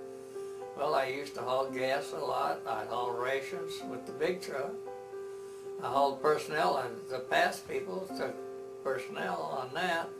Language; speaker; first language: English; native; English